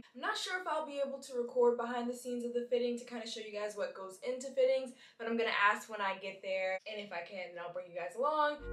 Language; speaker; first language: English; native; English